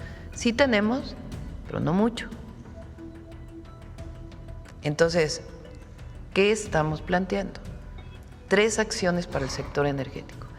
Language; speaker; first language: Spanish; native; Spanish